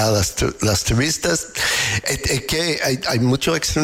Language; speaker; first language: Spanish; non-native, learner; English